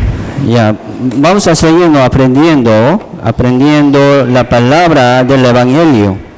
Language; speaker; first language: Spanish; non-native, learner; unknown